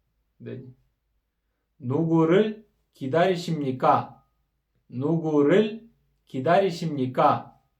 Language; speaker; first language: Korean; non-native, fluent; Kyrgyz